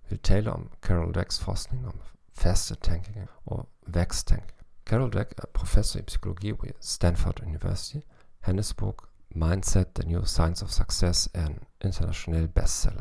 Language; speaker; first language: Danish; non-native, fluent; German